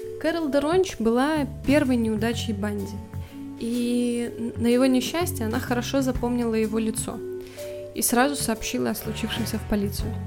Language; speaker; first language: Russian; native; Russian